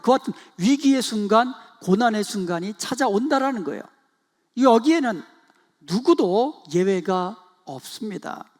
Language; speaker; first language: Korean; native; Korean